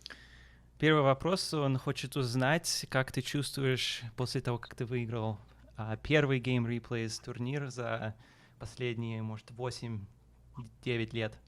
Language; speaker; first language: Russian; early bilingual, heritage; Russian